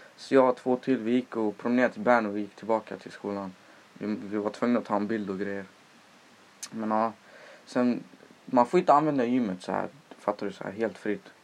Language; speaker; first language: Swedish; native; Swedish